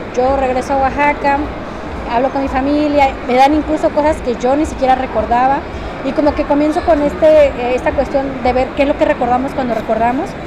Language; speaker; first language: Spanish; native; Spanish